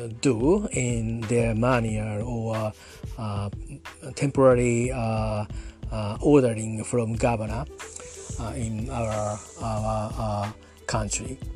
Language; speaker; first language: English; non-native, learner; Japanese